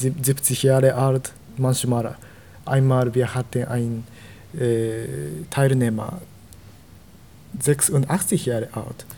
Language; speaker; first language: German; non-native, learner; Japanese